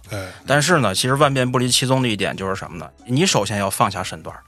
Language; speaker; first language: Chinese; native; Chinese